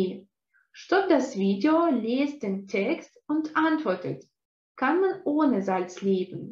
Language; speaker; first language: German; non-native, fluent; Russian